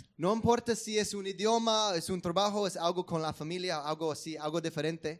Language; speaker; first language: Spanish; non-native, learner; English